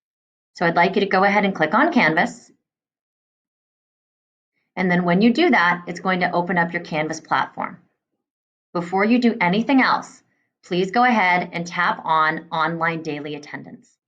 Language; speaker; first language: English; native; English